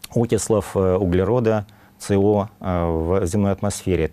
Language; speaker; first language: Russian; native; Russian